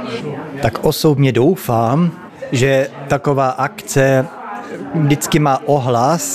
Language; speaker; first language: Czech; early bilingual, heritage; Czech